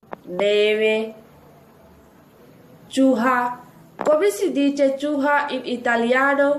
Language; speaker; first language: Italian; non-native, fluent; Urdu